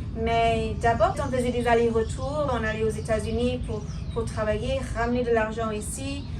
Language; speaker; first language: French; non-native, fluent; English